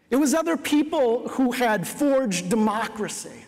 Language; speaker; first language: English; native; English